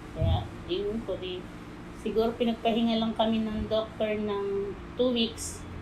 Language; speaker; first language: Filipino; native; Filipino